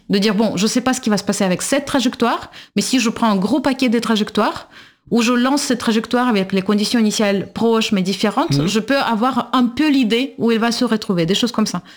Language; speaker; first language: French; non-native, fluent; Russian